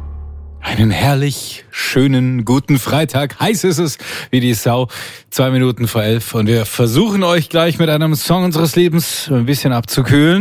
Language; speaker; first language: German; native; German